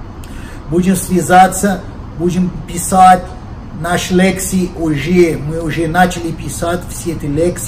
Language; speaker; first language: Russian; non-native, learner; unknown